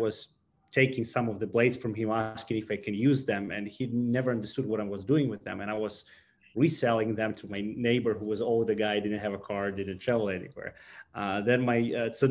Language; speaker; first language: English; non-native, fluent; Ukrainian